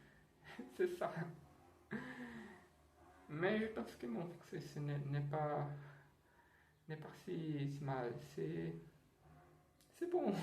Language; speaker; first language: French; non-native, learner; Portuguese